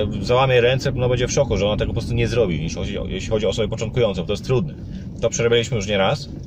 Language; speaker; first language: Polish; native; Polish